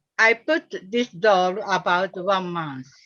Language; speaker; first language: English; non-native, learner; Japanese